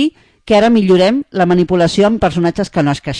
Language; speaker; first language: Spanish; native; Spanish